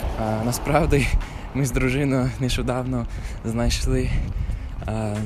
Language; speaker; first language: Ukrainian; non-native, fluent; English